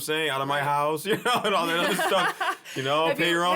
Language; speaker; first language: English; native; English